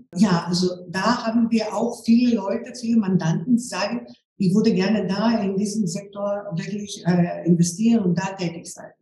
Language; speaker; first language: German; non-native, fluent; Greek